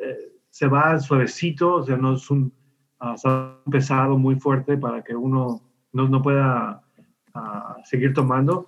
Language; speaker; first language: Spanish; early bilingual, heritage; Spanish